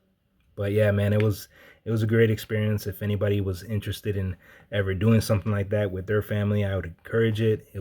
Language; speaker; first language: English; native; English